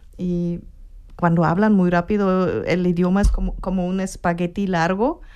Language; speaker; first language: Spanish; non-native, fluent; German